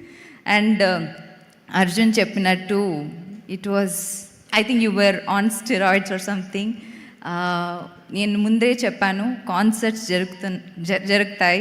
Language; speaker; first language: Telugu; non-native, fluent; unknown